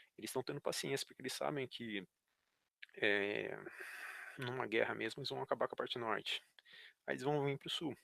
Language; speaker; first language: Portuguese; native; Portuguese